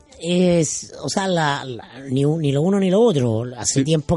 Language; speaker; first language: Spanish; native; Spanish